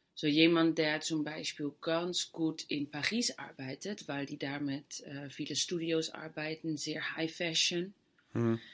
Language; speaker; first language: German; non-native, fluent; Dutch